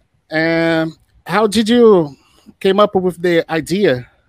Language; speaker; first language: English; non-native, fluent; Portuguese